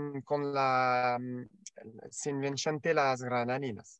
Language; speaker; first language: Spanish; non-native, learner; French